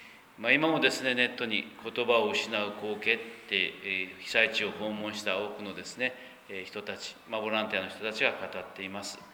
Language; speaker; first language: Japanese; native; Japanese